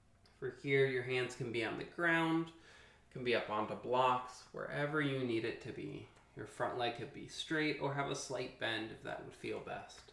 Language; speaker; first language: English; native; English